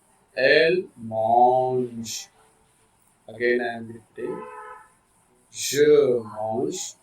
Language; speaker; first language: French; non-native, fluent; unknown